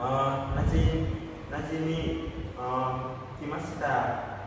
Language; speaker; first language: Japanese; non-native, learner; Vietnamese